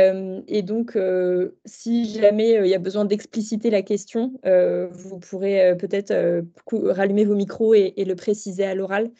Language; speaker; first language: French; native; French